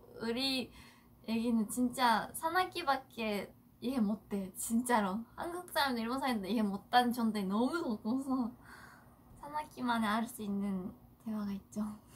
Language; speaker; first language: Korean; non-native, fluent; Japanese